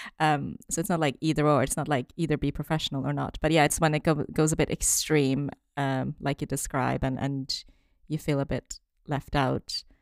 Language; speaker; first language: English; non-native, fluent; French